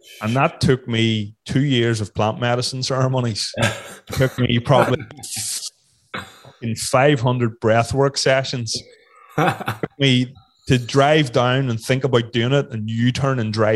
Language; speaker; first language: English; native; English